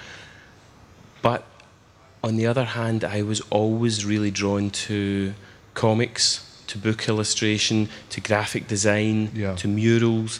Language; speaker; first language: English; native; English